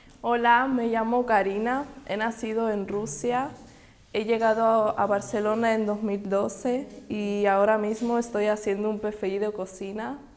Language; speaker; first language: Spanish; early bilingual, other home language; Russian